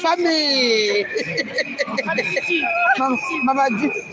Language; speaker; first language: Italian; non-native, learner; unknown